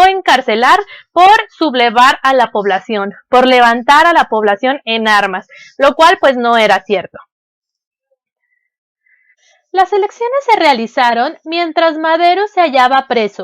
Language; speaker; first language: Spanish; native; Spanish